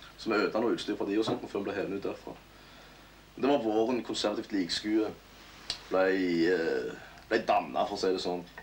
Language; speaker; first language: Norwegian; native; Norwegian